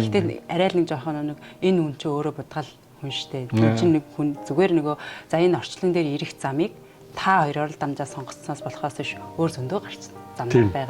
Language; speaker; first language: Mongolian; native; Mongolian